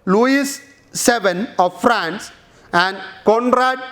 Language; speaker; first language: English; non-native, local second language; Malayalam